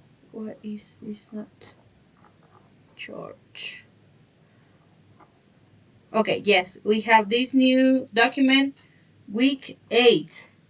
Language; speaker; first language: English; non-native, fluent; Spanish